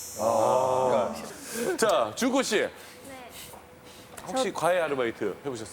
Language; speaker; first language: Korean; native; Korean